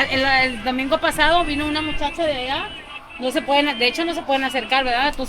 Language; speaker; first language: Spanish; native; Spanish